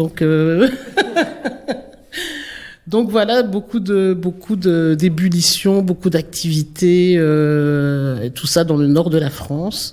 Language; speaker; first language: French; native; French